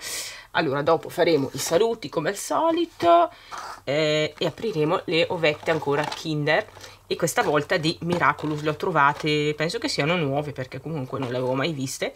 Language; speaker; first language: Italian; native; Italian